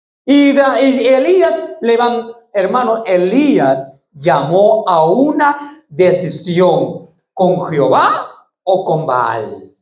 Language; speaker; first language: Spanish; native; Spanish